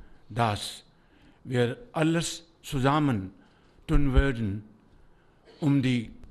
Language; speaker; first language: German; non-native, learner; Urdu